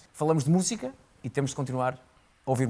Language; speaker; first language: Portuguese; native; Portuguese